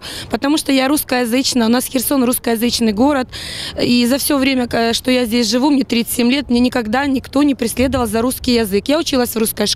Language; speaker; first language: Russian; native; Russian